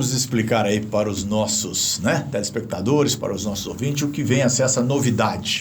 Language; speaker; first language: Portuguese; native; Portuguese